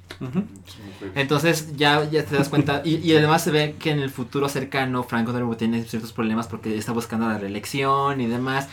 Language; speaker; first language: Spanish; native; Spanish